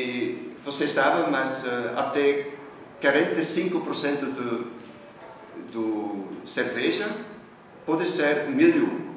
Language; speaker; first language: Portuguese; non-native, fluent; Dutch